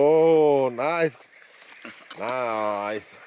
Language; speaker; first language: English; non-native, learner; Russian